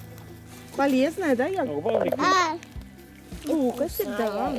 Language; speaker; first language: Russian; native; Russian